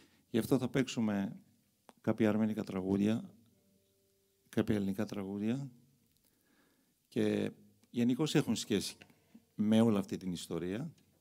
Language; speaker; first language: Greek; non-native, fluent; Armenian